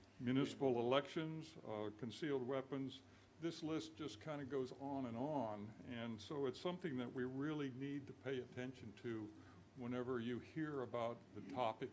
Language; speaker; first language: English; native; English